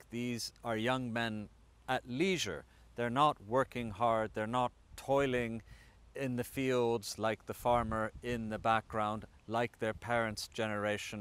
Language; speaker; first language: English; non-native, fluent; Estonian